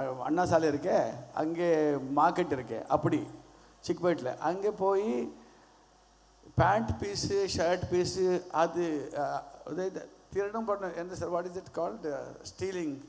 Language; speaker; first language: Tamil; non-native, learner; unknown